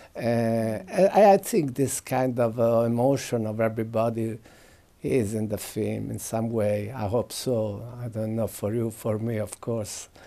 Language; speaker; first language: English; non-native, learner; Italian